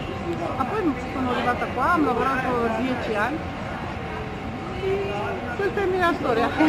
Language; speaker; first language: Italian; non-native, fluent; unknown